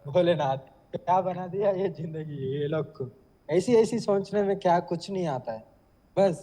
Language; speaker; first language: Hindi; non-native, local second language; Telugu